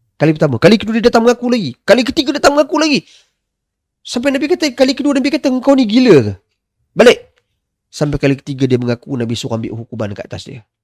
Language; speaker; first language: Malay; native; Malay